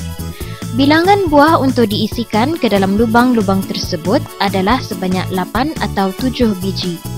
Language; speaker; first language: Malay; native; Malay